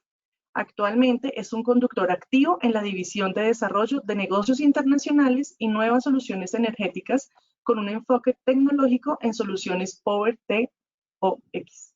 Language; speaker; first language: Spanish; native; Spanish